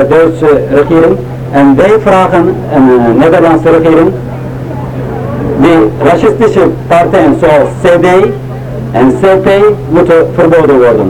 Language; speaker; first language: Dutch; non-native, learner; Turkish